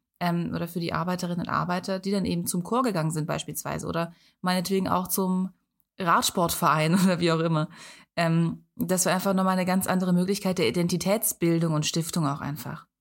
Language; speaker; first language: German; native; German